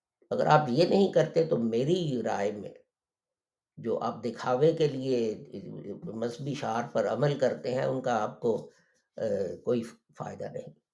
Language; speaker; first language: Urdu; native; Urdu